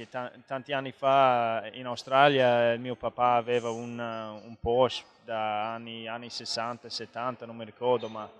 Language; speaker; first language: Italian; non-native, fluent; English